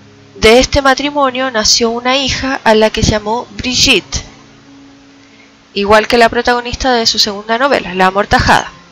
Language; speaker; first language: Spanish; native; Spanish